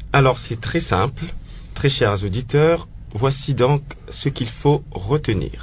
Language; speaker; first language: French; non-native, local second language; Lingala